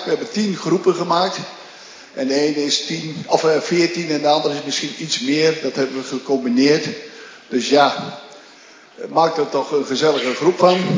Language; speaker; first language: Dutch; native; Dutch